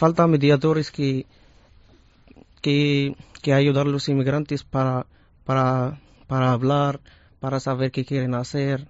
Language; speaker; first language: Spanish; non-native, learner; Arabic